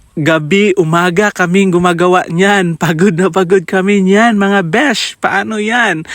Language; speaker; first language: Filipino; non-native, local second language; Cebuano